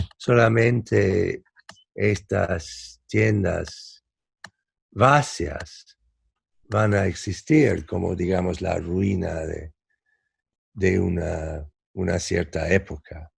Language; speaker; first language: Spanish; non-native, fluent; English